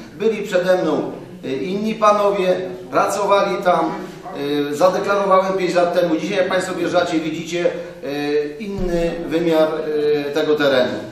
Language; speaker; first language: Polish; native; Polish